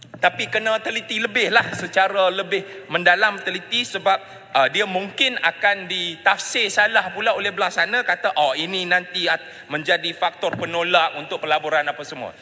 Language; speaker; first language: Malay; non-native, local second language; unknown